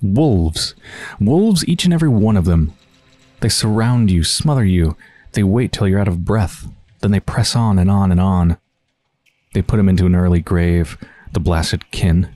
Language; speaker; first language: English; native; English